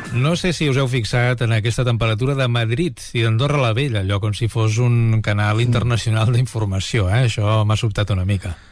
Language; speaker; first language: Catalan; native; Catalan